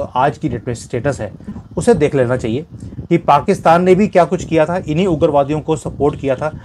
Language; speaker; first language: Hindi; native; Hindi